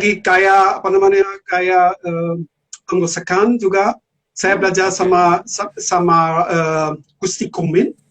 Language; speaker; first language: Indonesian; non-native, learner; German